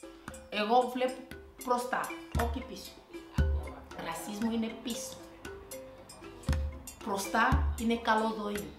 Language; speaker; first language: Greek; non-native, learner; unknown